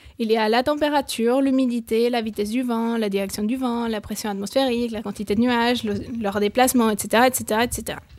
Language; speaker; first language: French; non-native, fluent; Spanish